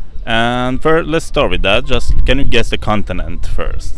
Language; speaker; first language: English; non-native, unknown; Persian